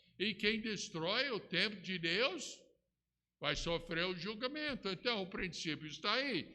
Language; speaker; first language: Portuguese; non-native, fluent; English